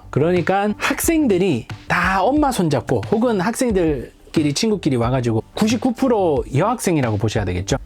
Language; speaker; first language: Korean; native; Korean